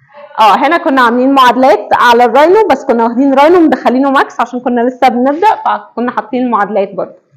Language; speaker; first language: Arabic; native; Arabic